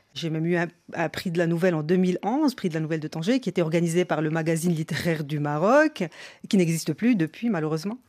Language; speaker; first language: French; non-native, local second language; Arabic